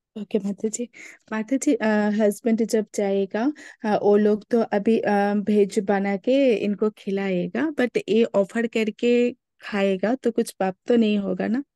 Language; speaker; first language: Hindi; non-native, local second language; Tamil